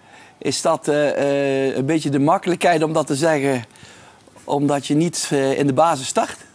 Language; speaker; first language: Dutch; native; Dutch